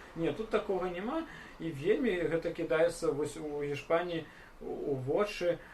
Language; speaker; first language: Belarusian; non-native, local second language; Russian